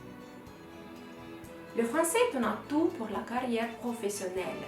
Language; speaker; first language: French; non-native, fluent; Romanian